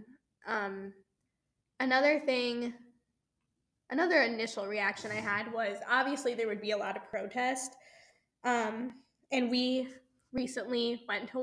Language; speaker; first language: English; native; English